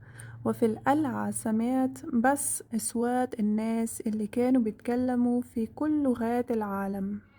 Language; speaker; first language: Arabic; non-native, fluent; German